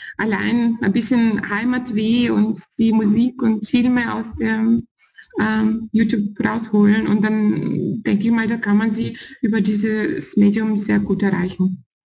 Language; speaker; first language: German; non-native, fluent; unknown